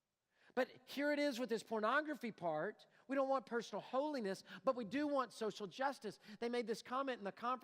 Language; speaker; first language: English; native; English